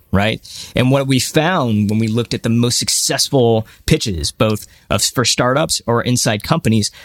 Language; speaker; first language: English; early bilingual, other home language; Hindi